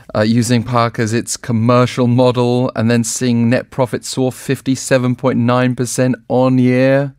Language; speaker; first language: English; native; English